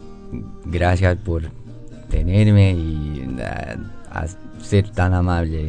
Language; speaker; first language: Spanish; non-native, learner; English